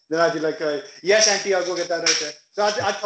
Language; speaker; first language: English; native; English